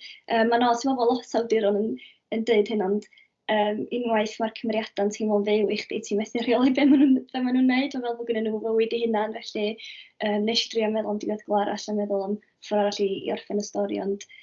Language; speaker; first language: Welsh; native; Welsh